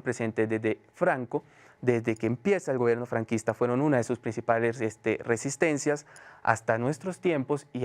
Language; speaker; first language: Spanish; native; Spanish